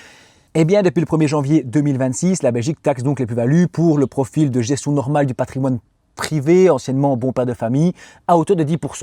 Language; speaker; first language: French; native; French